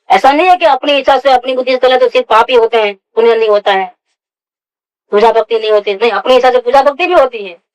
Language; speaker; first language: Hindi; non-native, local second language; Gujarati